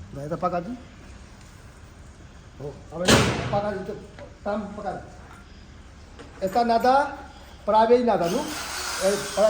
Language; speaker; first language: Russian; non-native, learner; Hindi